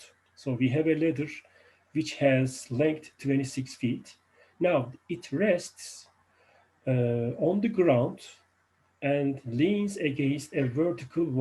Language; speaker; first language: English; non-native, fluent; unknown